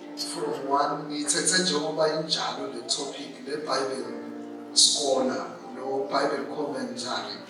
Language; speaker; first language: Zulu; non-native, local second language; Swati